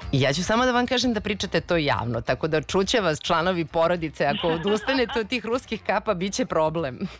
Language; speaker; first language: Serbian; native; Serbian